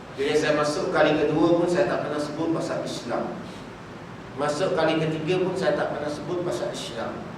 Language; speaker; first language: Malay; non-native, local second language; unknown